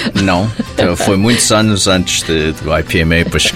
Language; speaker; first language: Portuguese; early bilingual, heritage; Portuguese